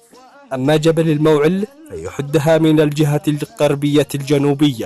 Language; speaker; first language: Arabic; native; Arabic